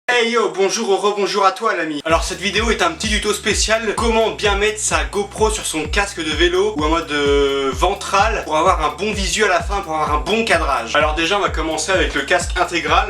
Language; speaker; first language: French; native; French